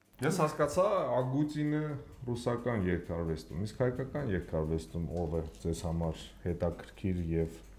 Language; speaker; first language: Armenian; native; Armenian